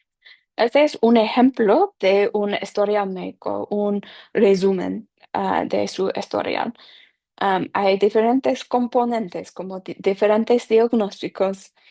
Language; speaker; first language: Spanish; non-native, fluent; English